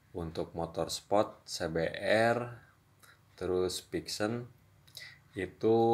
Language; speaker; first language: Indonesian; non-native, local second language; Sundanese